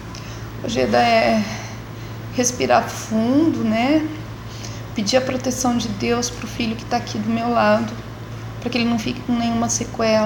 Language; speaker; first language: Portuguese; native; Portuguese